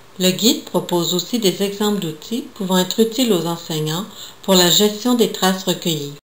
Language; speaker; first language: French; native; French